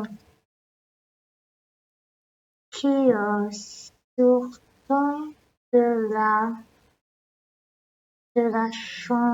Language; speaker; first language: French; non-native, learner; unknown